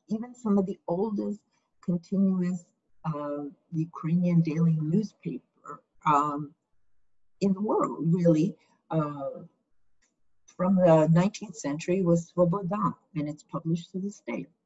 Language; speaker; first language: English; early bilingual, other home language; Ukrainian